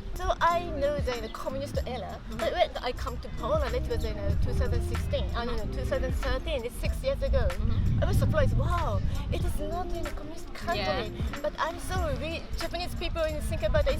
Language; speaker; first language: English; non-native, fluent; Japanese